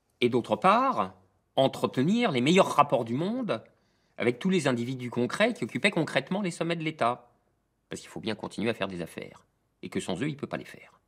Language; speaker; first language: French; native; French